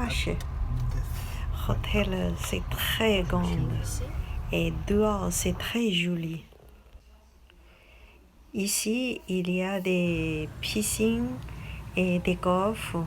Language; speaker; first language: French; non-native, learner; Chinese